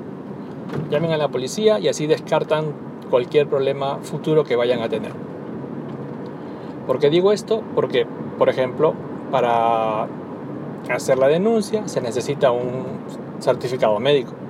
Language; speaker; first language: Spanish; native; Spanish